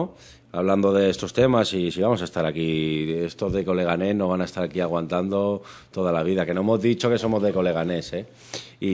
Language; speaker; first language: Spanish; native; Spanish